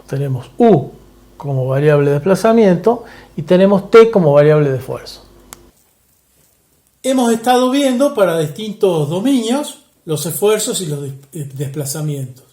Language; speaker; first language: Spanish; native; Spanish